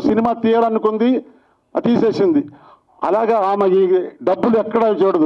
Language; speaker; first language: Telugu; native; Telugu